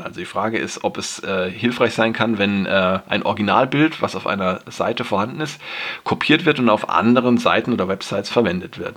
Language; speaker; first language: German; native; German